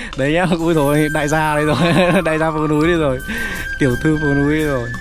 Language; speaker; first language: Vietnamese; native; Vietnamese